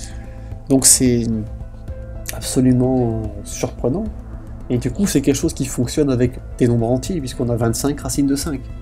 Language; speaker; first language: French; native; French